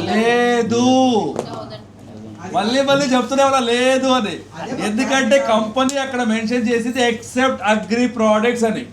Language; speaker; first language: Telugu; native; Telugu